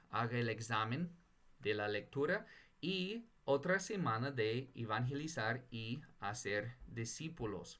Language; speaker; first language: Spanish; non-native, fluent; English